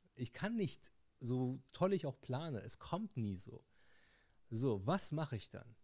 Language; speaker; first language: German; early bilingual, heritage; Arabic